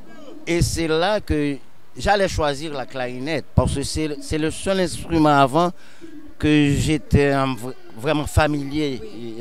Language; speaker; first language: French; non-native, local second language; Haitian Creole